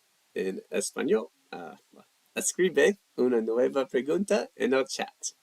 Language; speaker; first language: Spanish; non-native, learner; English